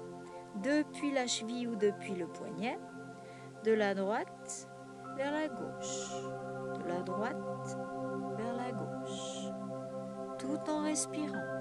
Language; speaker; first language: French; native; French